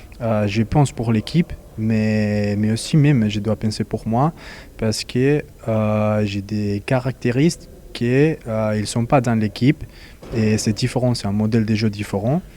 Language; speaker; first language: French; non-native, fluent; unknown